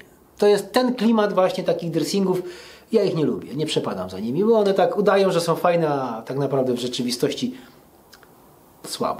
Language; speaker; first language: Polish; native; Polish